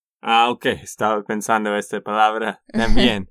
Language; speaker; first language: Spanish; non-native, learner; English